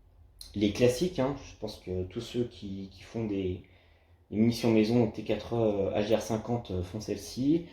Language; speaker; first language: French; native; French